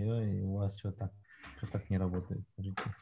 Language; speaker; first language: Russian; non-native, fluent; Korean